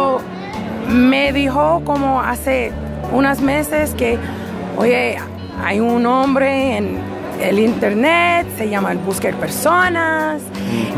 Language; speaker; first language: Spanish; non-native, learner; English